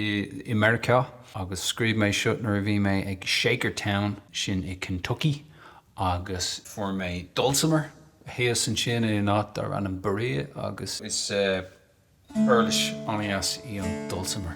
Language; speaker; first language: Irish; non-native, local second language; English